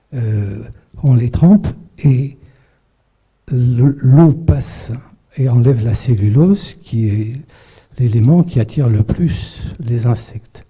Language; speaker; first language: French; native; French